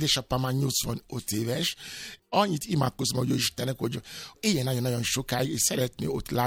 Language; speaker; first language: Hungarian; non-native, fluent; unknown